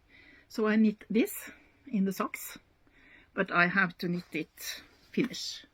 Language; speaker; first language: English; non-native, learner; Norwegian